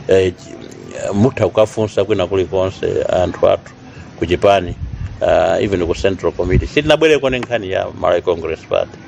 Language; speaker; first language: Nyanja; native; Nyanja